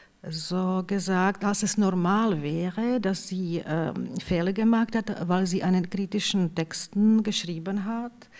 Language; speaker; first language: German; non-native, fluent; Czech